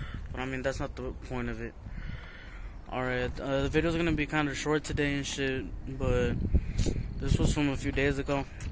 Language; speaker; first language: English; early bilingual, other home language; Spanish